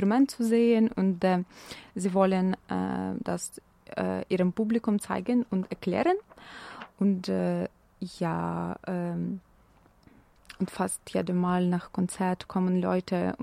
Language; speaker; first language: German; non-native, fluent; Ukrainian